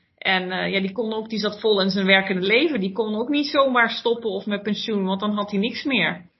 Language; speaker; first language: Dutch; early bilingual, heritage; Dutch